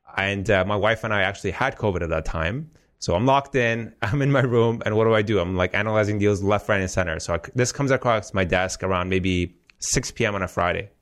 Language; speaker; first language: English; early bilingual, heritage; Persian